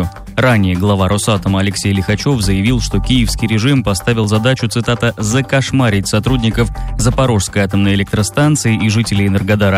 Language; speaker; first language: Russian; native; Russian